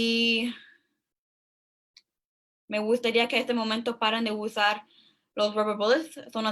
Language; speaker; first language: Spanish; early bilingual, heritage; Spanish